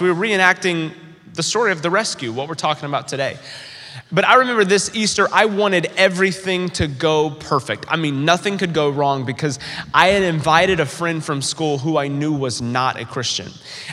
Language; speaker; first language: English; native; English